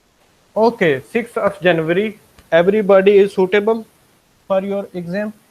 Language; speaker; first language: English; non-native, fluent; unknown